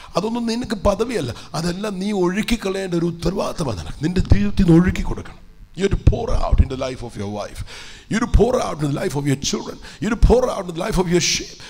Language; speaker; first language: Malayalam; early bilingual, heritage; Malayalam